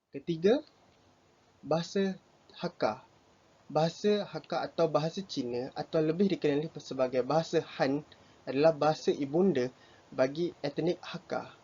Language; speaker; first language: Malay; native; Malay